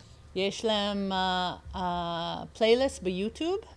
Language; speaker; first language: Hebrew; early bilingual, heritage; English